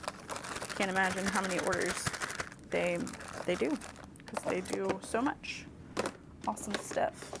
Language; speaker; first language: English; native; English